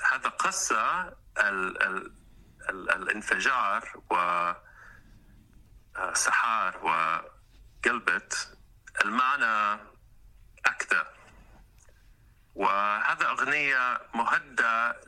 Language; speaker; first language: Arabic; non-native, learner; English